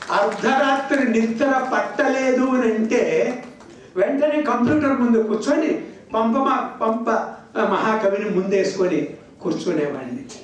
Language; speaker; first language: Telugu; non-native, local second language; Kannada